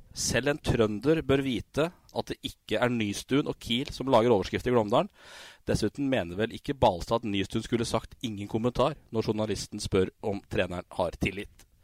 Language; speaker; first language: Norwegian; native; Norwegian